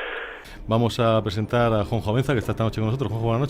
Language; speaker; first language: Spanish; native; Spanish